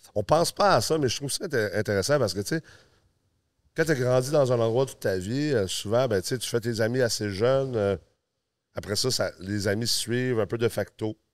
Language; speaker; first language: French; early bilingual, other home language; English